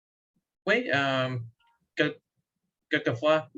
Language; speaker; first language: French; non-native, learner; Spanish